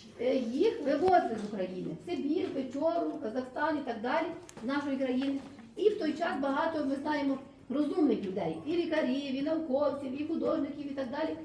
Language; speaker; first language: Ukrainian; native; Ukrainian